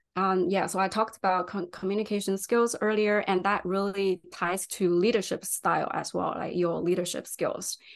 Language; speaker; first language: English; non-native, fluent; Chinese